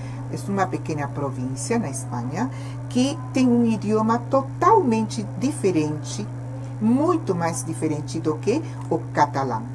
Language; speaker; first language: Portuguese; non-native, fluent; Spanish